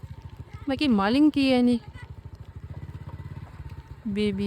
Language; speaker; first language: Russian; non-native, local second language; Kazakh